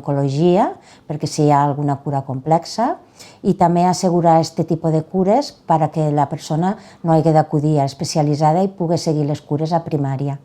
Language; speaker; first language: Catalan; native; Catalan